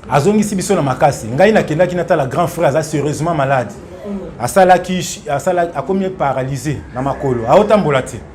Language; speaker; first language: Lingala; native; Lingala